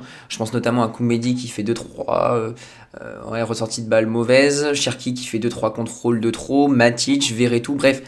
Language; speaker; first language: French; native; French